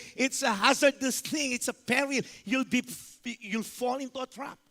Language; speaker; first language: English; non-native, local second language; Filipino